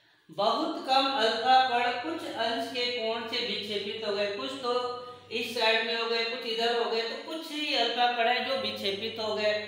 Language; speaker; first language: Hindi; native; Hindi